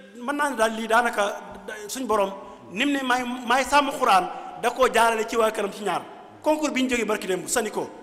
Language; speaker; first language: Wolof; native; Wolof